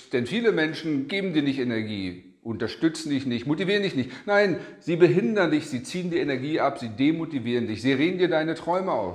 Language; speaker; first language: German; native; German